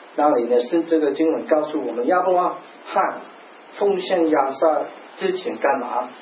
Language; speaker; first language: Chinese; non-native, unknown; English